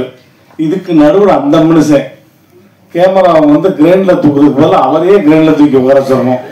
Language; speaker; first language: Tamil; native; Tamil